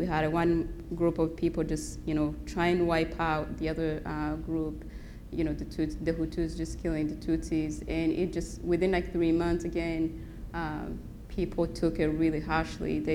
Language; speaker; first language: English; non-native, local second language; Kinyarwanda